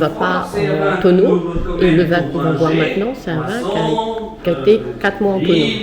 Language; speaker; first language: French; native; French